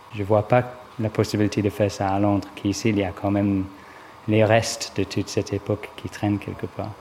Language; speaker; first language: French; non-native, fluent; English